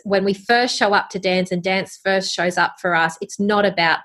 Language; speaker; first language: English; native; English